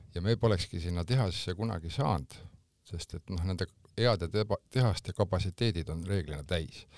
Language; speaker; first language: Estonian; native; Estonian